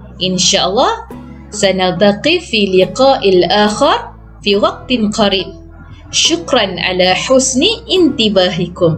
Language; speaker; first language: Arabic; non-native, fluent; Malay